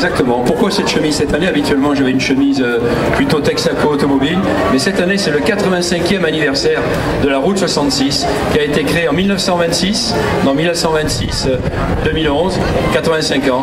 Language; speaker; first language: French; native; French